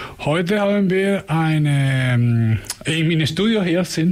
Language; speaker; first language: German; non-native, learner; Spanish